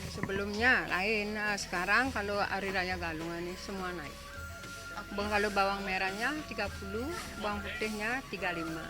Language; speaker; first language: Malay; non-native, local second language; Balinese